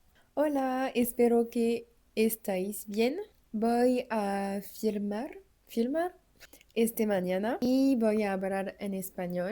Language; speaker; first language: Spanish; non-native, learner; French